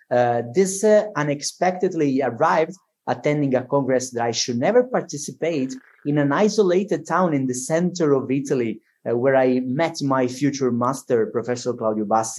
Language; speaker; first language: English; non-native, fluent; Italian